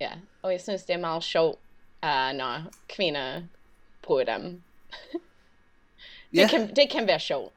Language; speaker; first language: Danish; non-native, learner; English